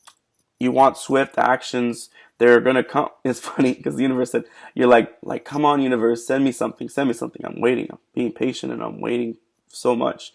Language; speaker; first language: English; native; English